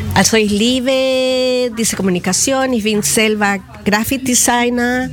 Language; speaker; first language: German; non-native, fluent; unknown